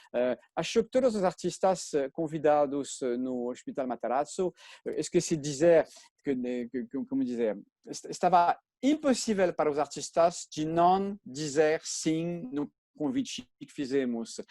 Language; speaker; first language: Portuguese; non-native, fluent; French